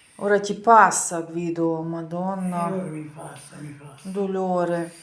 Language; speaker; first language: Italian; non-native, learner; Ukrainian